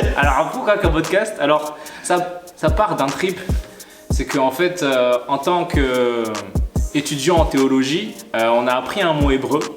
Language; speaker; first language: French; early bilingual, other home language; Malagasy